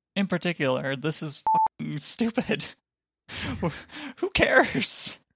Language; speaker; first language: English; native; English